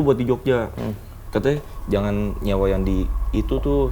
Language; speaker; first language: Indonesian; native; Indonesian